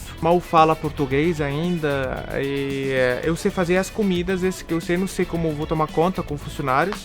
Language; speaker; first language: Portuguese; non-native, learner; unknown